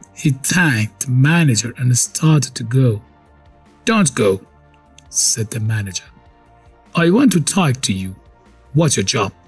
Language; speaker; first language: English; non-native, fluent; Persian